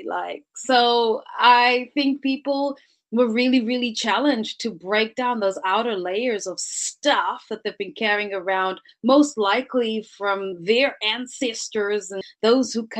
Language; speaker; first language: English; native; English